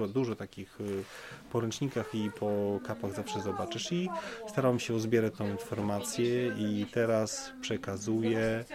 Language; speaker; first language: Polish; early bilingual, other home language; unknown